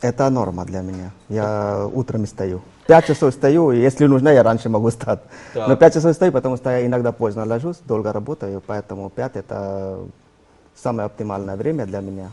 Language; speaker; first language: Russian; non-native, learner; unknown